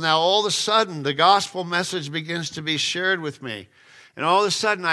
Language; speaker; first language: English; native; English